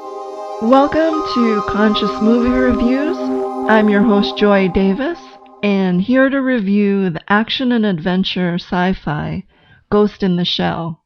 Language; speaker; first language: English; native; English